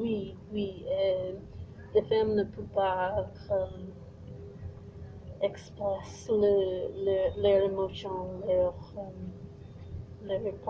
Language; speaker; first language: French; non-native, learner; English